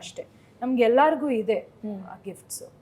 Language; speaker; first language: Kannada; non-native, local second language; Malayalam